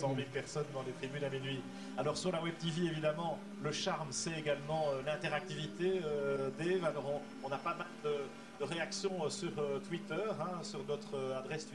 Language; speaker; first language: French; native; French